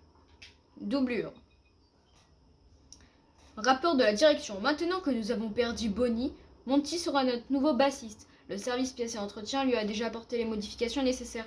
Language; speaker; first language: French; native; French